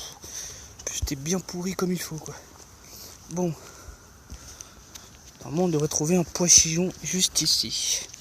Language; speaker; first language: French; native; French